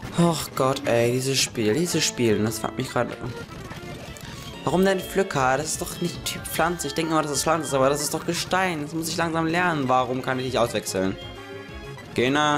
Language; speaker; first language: German; native; German